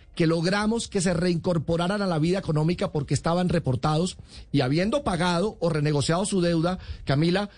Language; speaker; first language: Spanish; native; Spanish